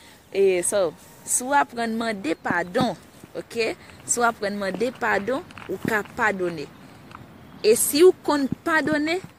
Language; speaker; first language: French; non-native, learner; Haitian Creole